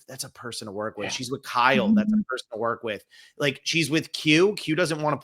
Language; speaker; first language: English; native; English